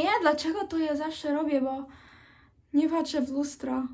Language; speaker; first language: Polish; early bilingual, heritage; Polish